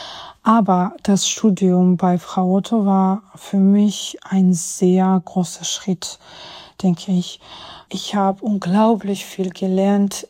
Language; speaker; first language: German; non-native, fluent; Georgian